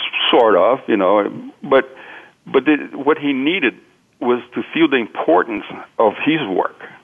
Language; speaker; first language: English; non-native, fluent; Portuguese